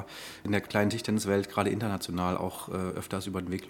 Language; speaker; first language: German; native; German